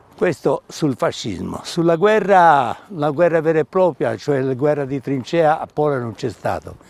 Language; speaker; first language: Italian; native; Italian